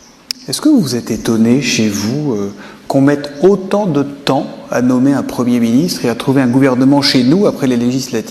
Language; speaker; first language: French; native; French